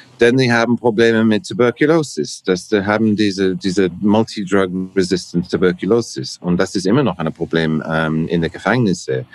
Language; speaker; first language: German; non-native, learner; English